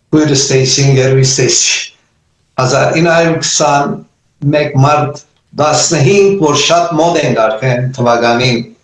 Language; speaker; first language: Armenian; early bilingual, heritage; Armenian